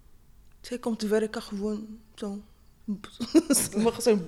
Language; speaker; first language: Dutch; non-native, learner; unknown